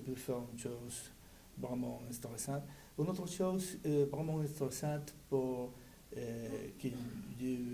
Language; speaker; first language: French; non-native, learner; Spanish